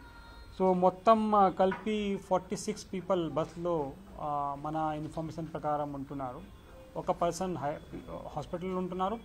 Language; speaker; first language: Telugu; non-native, local second language; Urdu